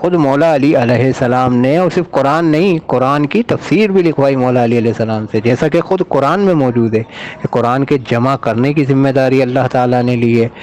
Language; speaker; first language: Urdu; native; Urdu